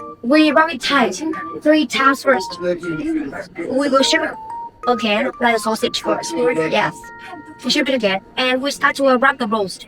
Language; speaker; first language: English; non-native, fluent; Vietnamese